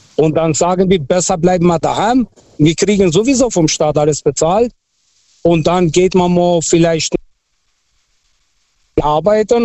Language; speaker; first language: German; non-native, fluent; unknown